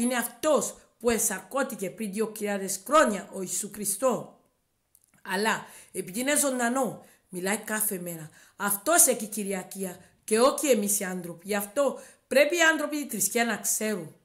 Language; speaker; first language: Greek; non-native, learner; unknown